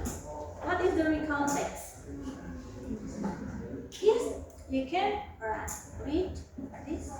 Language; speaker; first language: English; non-native, learner; Indonesian